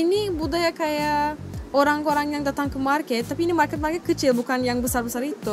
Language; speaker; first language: Indonesian; non-native, fluent; Turkish